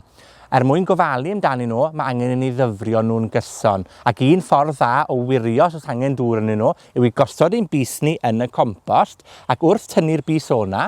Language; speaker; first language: Welsh; native; Welsh